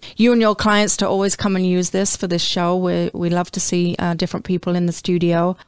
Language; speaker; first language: English; native; English